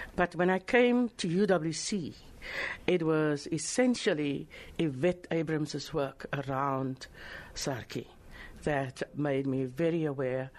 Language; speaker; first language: English; non-native, local second language; Afrikaans